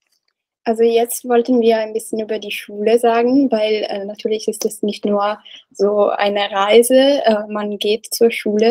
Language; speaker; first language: German; non-native, learner; Italian